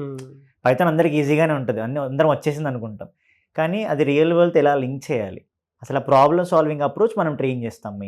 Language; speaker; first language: Telugu; native; Telugu